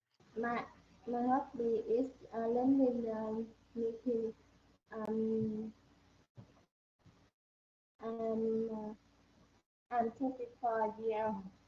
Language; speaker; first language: English; non-native, learner; Vietnamese